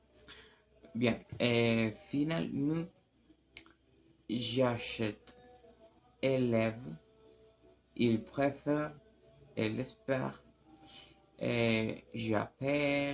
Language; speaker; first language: French; non-native, learner; Spanish